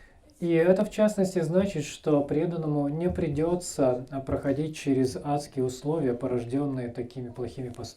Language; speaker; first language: Russian; native; Russian